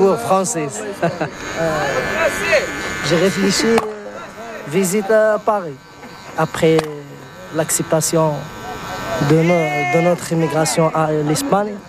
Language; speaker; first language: French; non-native, learner; Arabic